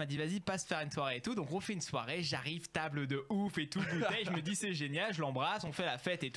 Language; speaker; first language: French; native; French